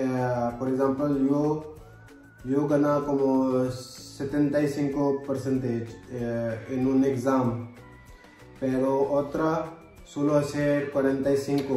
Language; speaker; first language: Spanish; non-native, learner; Hindi